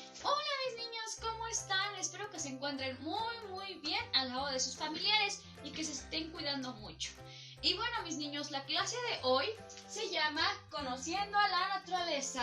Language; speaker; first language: Spanish; native; Spanish